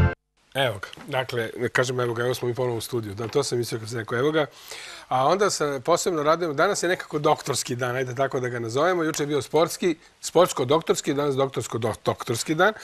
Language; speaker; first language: Croatian; native; Croatian